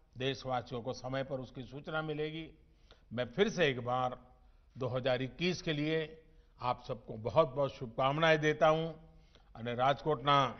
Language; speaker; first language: Hindi; non-native, local second language; Gujarati